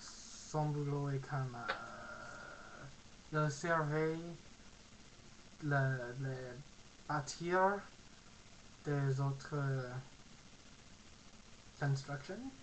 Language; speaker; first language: French; non-native, learner; English